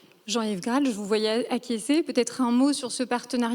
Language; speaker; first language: French; native; French